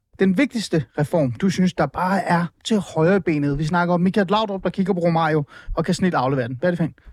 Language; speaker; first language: Danish; early bilingual, other home language; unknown